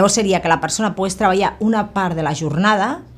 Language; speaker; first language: Catalan; native; Catalan